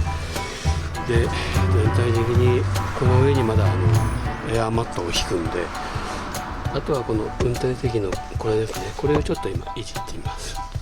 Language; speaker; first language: Japanese; native; Japanese